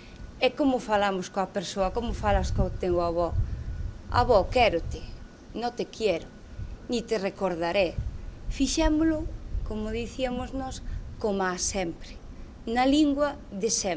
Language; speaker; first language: Galician; native; Galician